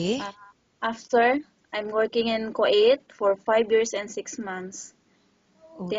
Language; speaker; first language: English; non-native, learner; Filipino